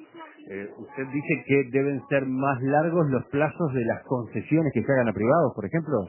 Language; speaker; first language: Spanish; native; Spanish